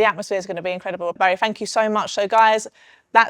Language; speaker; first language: English; native; English